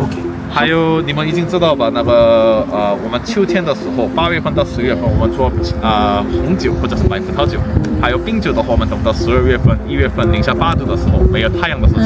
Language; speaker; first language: Chinese; non-native, fluent; Korean